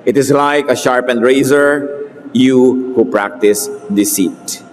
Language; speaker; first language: English; non-native, local second language; Filipino